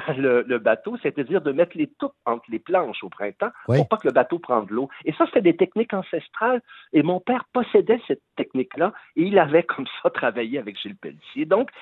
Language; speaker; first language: French; native; French